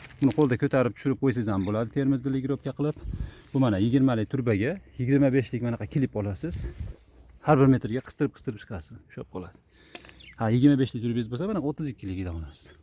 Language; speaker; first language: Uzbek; native; Uzbek